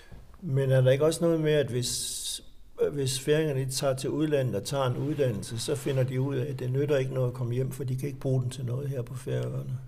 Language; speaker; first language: Danish; native; Danish